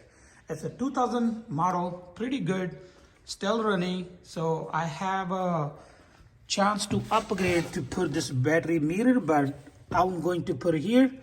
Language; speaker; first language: English; non-native, fluent; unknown